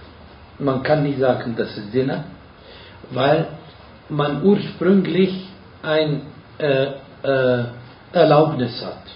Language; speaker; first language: German; non-native, fluent; Arabic